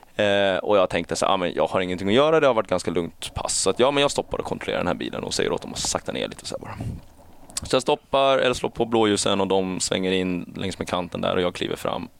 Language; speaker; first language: Swedish; early bilingual, other home language; Chinese